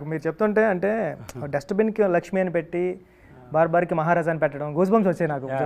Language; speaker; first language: Telugu; native; Telugu